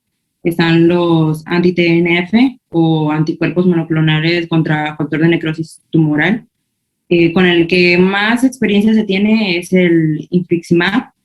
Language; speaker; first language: Spanish; native; Spanish